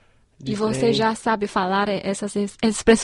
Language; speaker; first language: Portuguese; non-native, fluent; Chinese